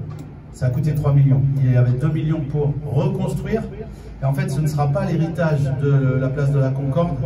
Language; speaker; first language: French; native; French